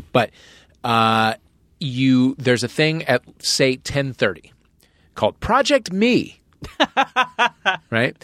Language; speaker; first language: English; native; English